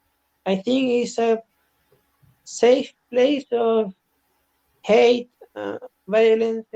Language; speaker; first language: English; non-native, learner; Spanish